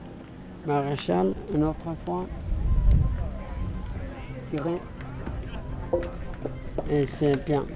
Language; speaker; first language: French; non-native, learner; English